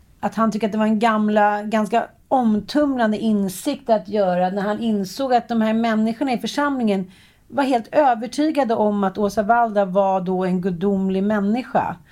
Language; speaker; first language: Swedish; native; Swedish